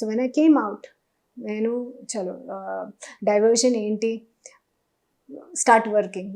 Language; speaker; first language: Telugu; non-native, learner; Hindi